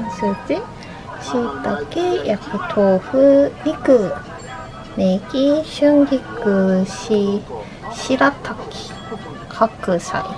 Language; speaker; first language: Japanese; non-native, fluent; Korean